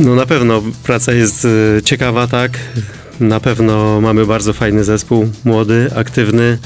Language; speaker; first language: Polish; native; Polish